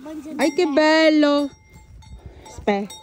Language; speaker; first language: Italian; non-native, learner; Filipino